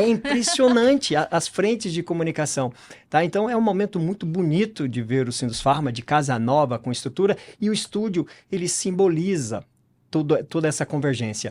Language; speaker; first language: Portuguese; native; Portuguese